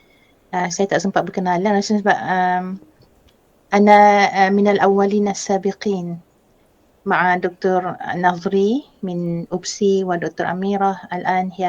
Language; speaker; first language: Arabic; non-native, fluent; Malay